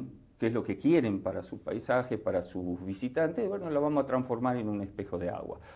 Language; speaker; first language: Spanish; native; Spanish